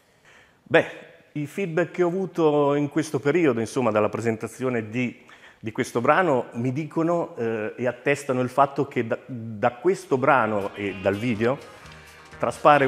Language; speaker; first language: Italian; native; Italian